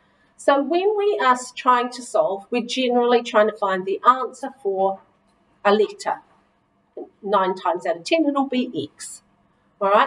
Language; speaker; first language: English; native; English